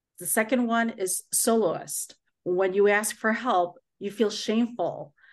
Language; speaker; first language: English; native; English